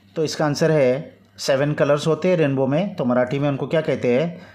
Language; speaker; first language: Hindi; non-native, local second language; Marathi